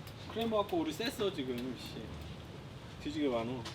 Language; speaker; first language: Korean; native; Korean